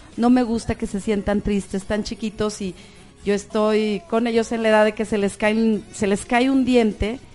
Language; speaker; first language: Spanish; native; Spanish